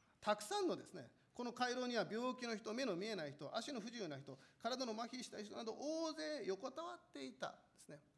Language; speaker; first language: Japanese; non-native, fluent; Korean